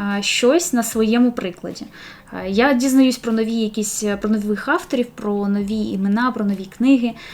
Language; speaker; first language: Ukrainian; non-native, local second language; Russian